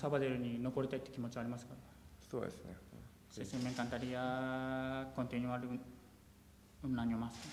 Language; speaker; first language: Spanish; non-native, learner; Japanese